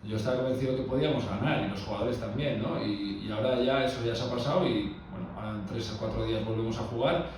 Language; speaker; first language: Spanish; non-native, local second language; Basque